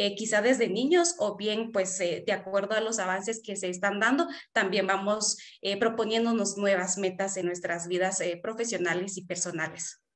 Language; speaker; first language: Spanish; native; Spanish